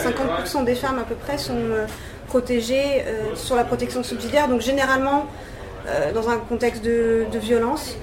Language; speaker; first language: French; native; French